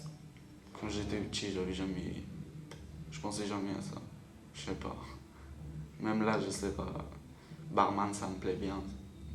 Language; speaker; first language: French; non-native, fluent; Russian